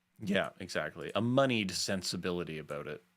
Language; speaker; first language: English; native; English